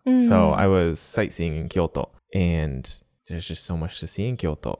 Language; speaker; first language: English; native; English